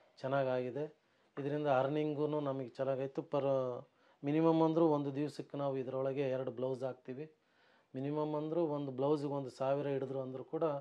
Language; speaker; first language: Kannada; native; Kannada